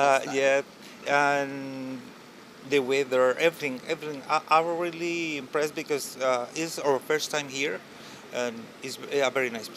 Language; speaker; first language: English; non-native, learner; Spanish